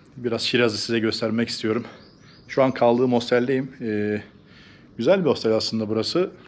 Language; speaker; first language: Turkish; native; Turkish